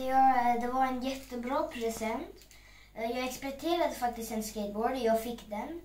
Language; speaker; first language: Swedish; non-native, learner; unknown